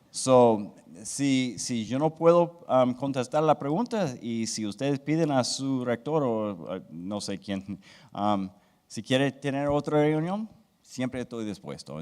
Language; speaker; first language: Spanish; non-native, fluent; English